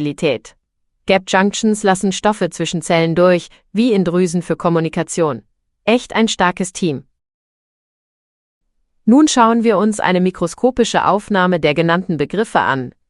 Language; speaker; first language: German; native; German